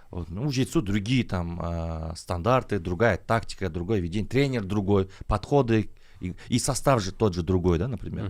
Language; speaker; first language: Russian; non-native, local second language; Kazakh